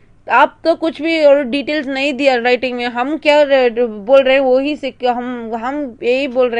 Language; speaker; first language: Hindi; non-native, local second language; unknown